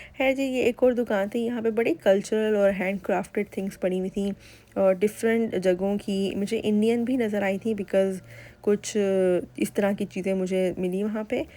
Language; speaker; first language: Urdu; native; Urdu